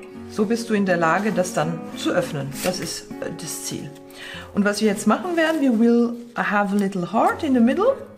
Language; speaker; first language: German; native; German